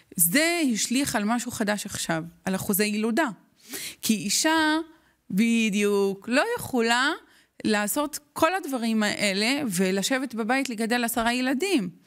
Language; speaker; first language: Hebrew; non-native, local second language; Arabic